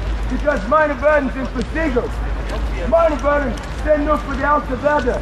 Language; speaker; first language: German; non-native, learner; English